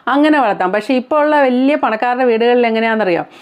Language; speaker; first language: Malayalam; native; Malayalam